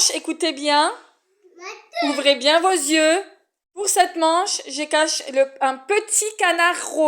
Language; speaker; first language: French; native; French